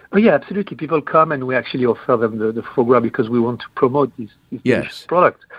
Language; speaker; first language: English; non-native, fluent; French